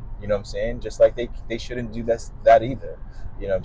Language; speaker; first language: English; native; English